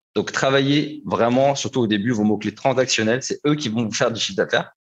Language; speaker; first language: French; native; French